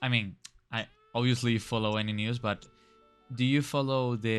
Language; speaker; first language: English; non-native, fluent; Spanish